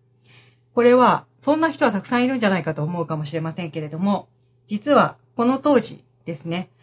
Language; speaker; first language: Japanese; native; Japanese